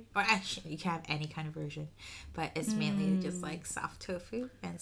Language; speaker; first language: English; early bilingual, other home language; Spanish